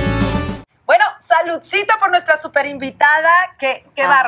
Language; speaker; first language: Spanish; native; Spanish